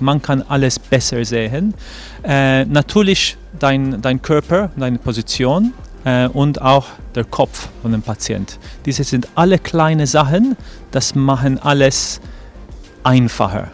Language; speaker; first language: German; non-native, fluent; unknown